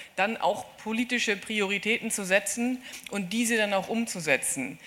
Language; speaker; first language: German; native; German